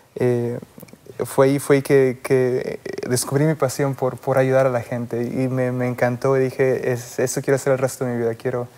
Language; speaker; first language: Spanish; native; Spanish